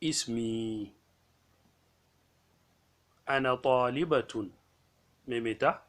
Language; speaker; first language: Arabic; non-native, fluent; Hausa